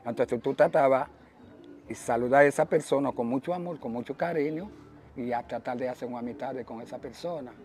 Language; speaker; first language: Spanish; early bilingual, other home language; Haitian Creole